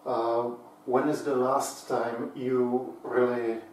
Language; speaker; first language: English; non-native, fluent; Czech